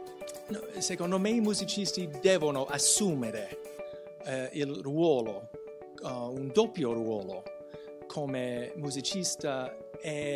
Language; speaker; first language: Italian; non-native, fluent; English